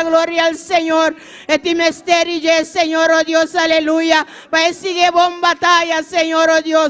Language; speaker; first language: Spanish; non-native, learner; Papiamento